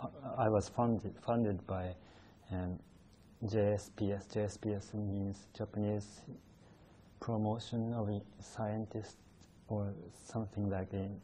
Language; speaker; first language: English; non-native, fluent; Japanese